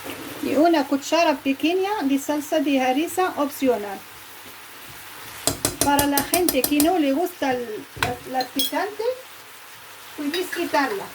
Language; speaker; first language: Spanish; non-native, fluent; Arabic